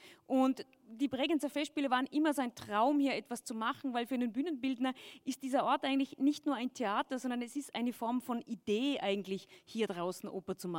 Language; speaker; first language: German; native; German